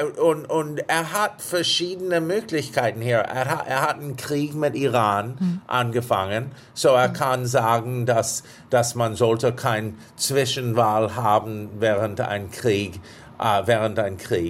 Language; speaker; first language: German; non-native, fluent; English